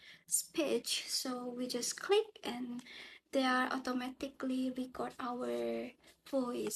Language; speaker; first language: English; non-native, learner; Indonesian